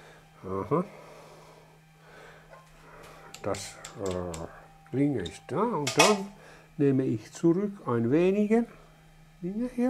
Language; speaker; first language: German; non-native, learner; Finnish